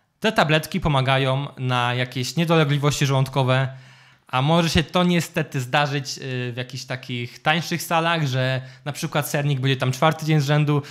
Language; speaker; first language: Polish; native; Polish